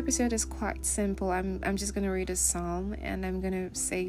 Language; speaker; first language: English; non-native, local second language; Igbo